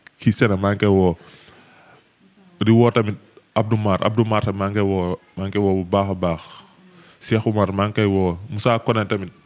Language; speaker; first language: Wolof; native; Wolof